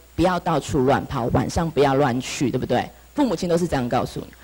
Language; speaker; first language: Chinese; native; Chinese